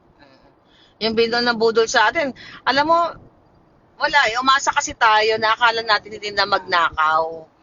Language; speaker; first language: Filipino; non-native, local second language; Hiligaynon